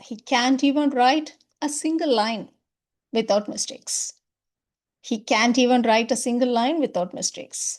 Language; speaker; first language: English; non-native, local second language; Tamil